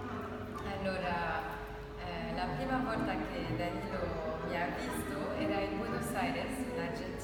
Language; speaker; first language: Italian; non-native, learner; Arabic